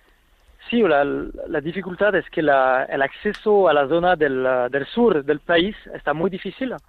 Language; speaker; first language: Spanish; non-native, fluent; French